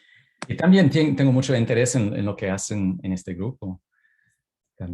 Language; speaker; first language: Spanish; non-native, fluent; English